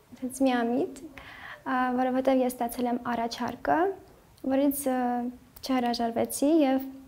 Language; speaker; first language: Armenian; early bilingual, heritage; Armenian